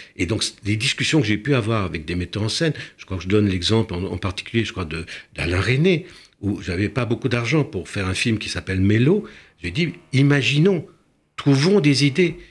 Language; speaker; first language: French; early bilingual, other home language; Romanian